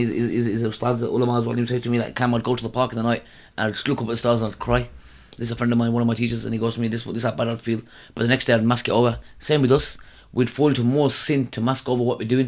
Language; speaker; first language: English; native; English